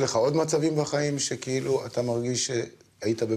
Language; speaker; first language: Hebrew; native; Hebrew